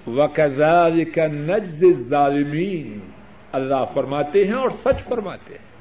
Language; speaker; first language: Urdu; non-native, local second language; Punjabi